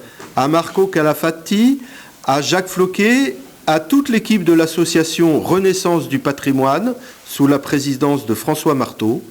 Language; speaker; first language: French; native; French